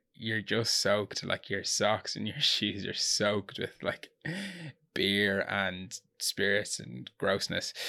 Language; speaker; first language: English; native; English